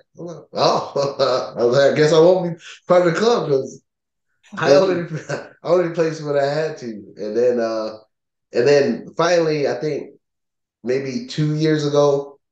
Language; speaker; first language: English; native; English